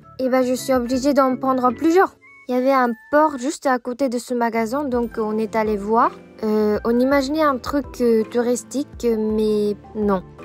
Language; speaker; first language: French; non-native, fluent; Japanese